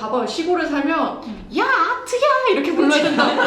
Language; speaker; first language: Korean; native; Korean